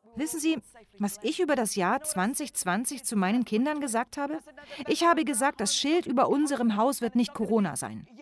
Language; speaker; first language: German; non-native, fluent; English